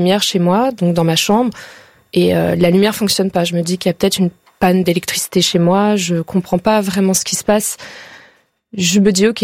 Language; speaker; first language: French; native; French